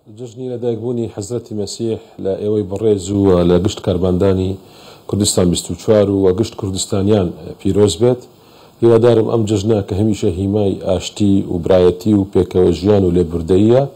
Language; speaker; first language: Central Kurdish; non-native, local second language; Assyrian Neo-Aramaic